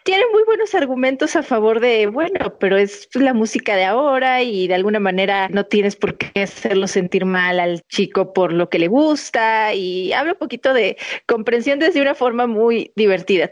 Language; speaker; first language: Spanish; native; Spanish